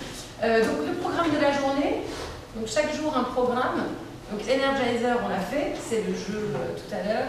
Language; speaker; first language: French; native; French